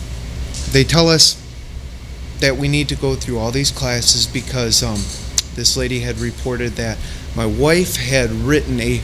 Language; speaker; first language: English; native; English